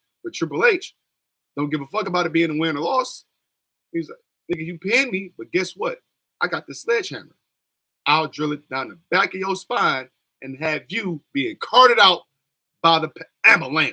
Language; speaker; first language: English; native; English